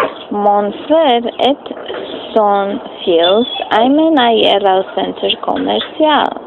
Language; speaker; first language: French; non-native, learner; English